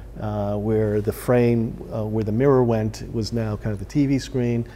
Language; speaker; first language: English; native; English